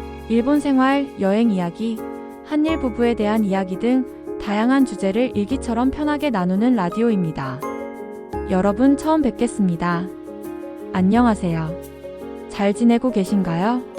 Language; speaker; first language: Korean; non-native, fluent; Japanese